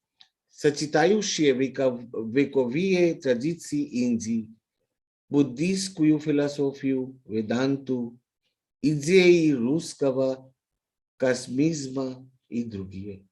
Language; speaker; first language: Russian; non-native, fluent; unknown